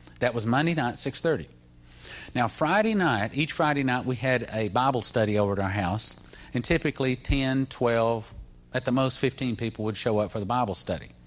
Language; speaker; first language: English; native; English